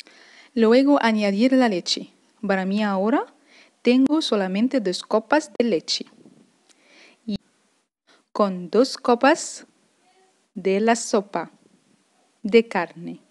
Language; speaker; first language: Spanish; non-native, fluent; Arabic